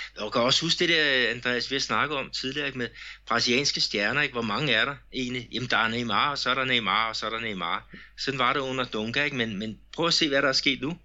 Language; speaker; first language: Danish; native; Danish